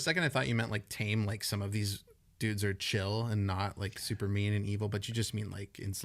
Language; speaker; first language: English; native; English